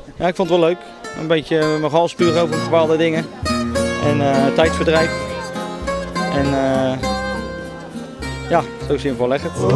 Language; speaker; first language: Dutch; native; Dutch